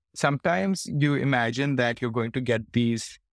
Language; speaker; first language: English; non-native, local second language; Hindi